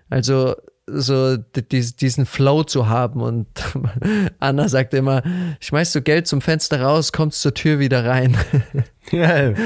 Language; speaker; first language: German; native; German